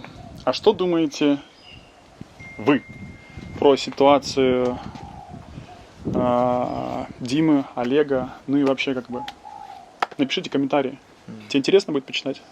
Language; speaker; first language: Russian; native; Russian